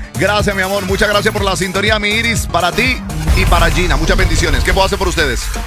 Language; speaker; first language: Spanish; native; Spanish